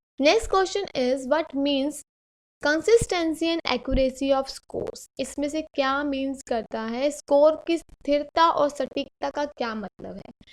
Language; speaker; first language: Hindi; native; Hindi